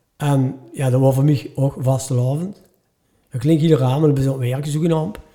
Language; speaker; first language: Dutch; native; Dutch